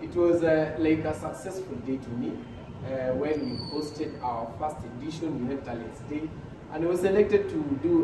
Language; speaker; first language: English; non-native, local second language; Swahili